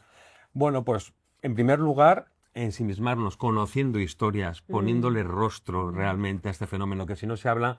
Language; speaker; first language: Spanish; native; Spanish